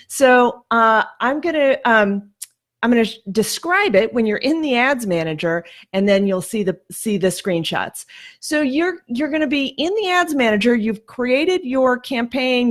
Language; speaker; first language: English; native; English